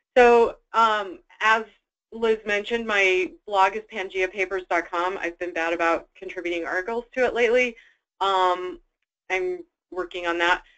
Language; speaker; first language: English; native; English